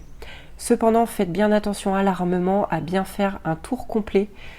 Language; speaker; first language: French; native; French